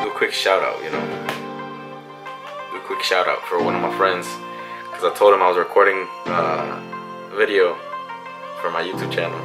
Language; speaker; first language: English; early bilingual, other home language; Spanish